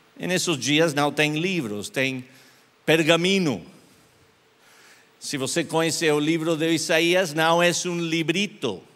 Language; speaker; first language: Portuguese; non-native, learner; English